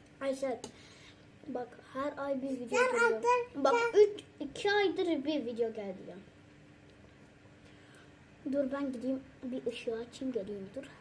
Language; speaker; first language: Turkish; early bilingual, other home language; Persian